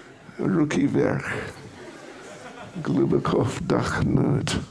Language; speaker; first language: Russian; non-native, learner; English